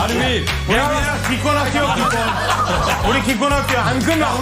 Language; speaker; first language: Korean; native; Korean